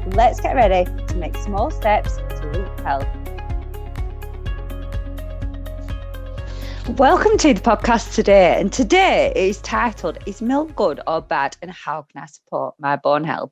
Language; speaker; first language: English; native; English